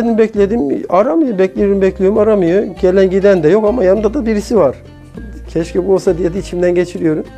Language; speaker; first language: Turkish; native; Turkish